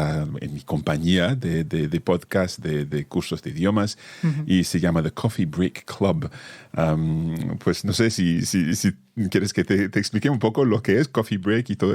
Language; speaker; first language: Spanish; non-native, fluent; English